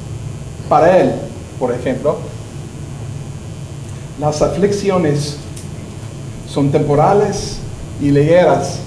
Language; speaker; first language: Spanish; non-native, learner; English